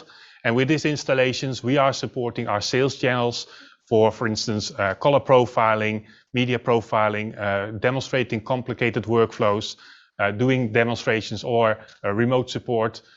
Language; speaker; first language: English; non-native, fluent; Dutch